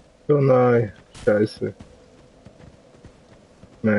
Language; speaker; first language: German; native; German